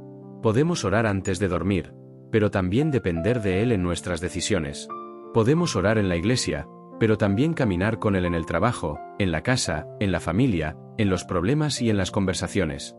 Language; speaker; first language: Spanish; native; Spanish